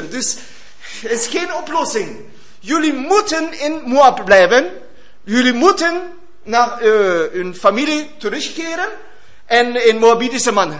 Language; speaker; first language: Dutch; non-native, learner; German